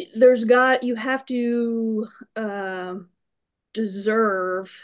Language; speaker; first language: English; native; English